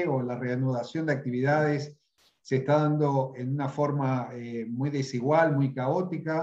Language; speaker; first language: Spanish; native; Spanish